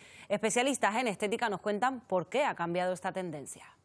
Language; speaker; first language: Spanish; native; Spanish